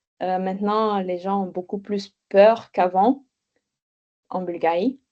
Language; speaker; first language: French; non-native, fluent; Bulgarian